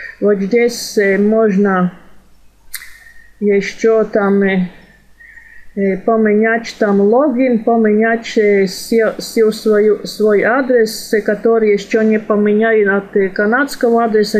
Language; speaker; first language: Russian; non-native, fluent; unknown